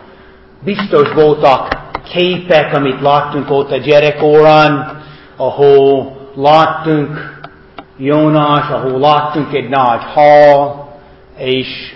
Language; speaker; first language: Hungarian; non-native, fluent; English